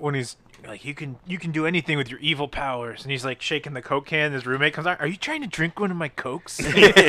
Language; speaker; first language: English; native; English